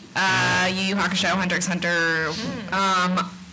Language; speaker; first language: English; native; English